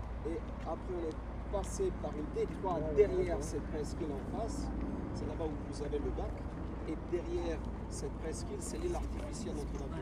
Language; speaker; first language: French; non-native, fluent; Serbian